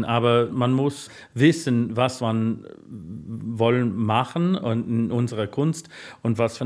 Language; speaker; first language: German; non-native, fluent; English